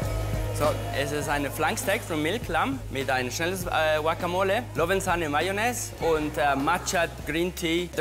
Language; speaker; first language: German; non-native, learner; Spanish